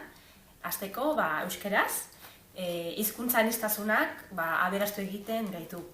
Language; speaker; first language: Basque; non-native, learner; Arabic